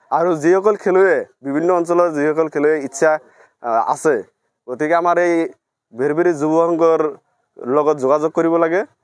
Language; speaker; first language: Assamese; non-native, local second language; Bangla